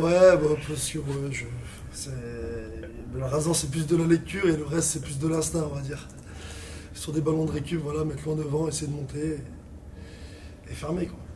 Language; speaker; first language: French; native; French